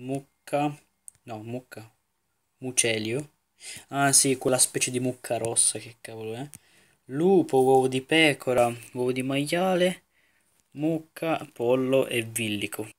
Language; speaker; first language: Italian; native; Italian